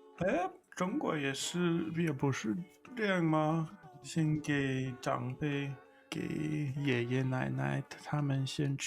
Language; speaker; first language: Chinese; non-native, fluent; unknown